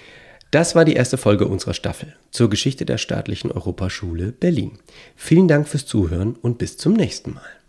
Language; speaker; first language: German; native; German